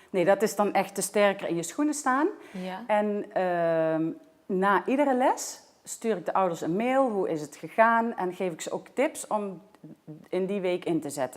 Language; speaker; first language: Dutch; native; Dutch